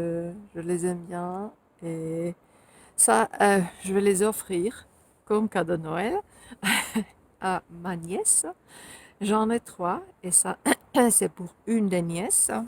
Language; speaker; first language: French; non-native, fluent; Finnish